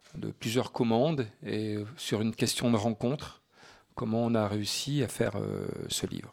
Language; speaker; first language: French; native; French